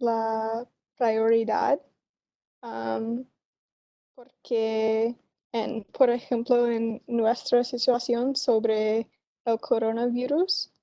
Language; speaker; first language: Spanish; non-native, learner; English